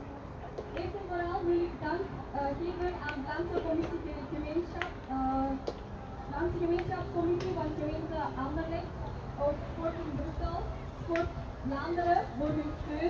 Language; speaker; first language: Dutch; non-native, learner; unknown